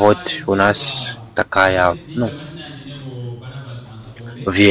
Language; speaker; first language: Russian; non-native, learner; Bemba